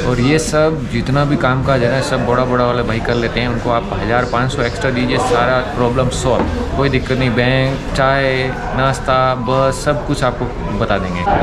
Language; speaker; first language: Hindi; native; Hindi